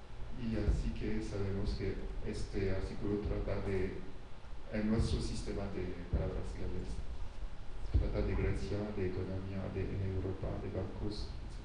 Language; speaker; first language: Spanish; non-native, fluent; French